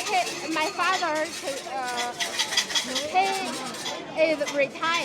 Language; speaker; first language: English; non-native, learner; Chinese